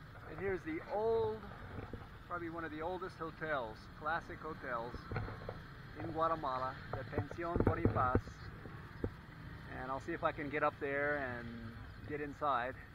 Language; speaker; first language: English; native; English